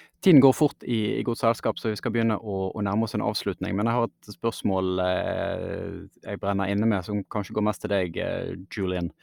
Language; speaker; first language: Norwegian; native; Norwegian